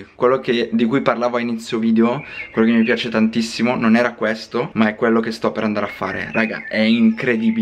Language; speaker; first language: Italian; native; Italian